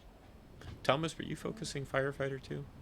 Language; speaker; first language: English; native; English